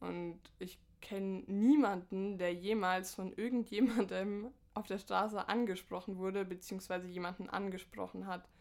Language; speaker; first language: German; native; German